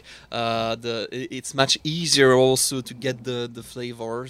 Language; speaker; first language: English; non-native, fluent; French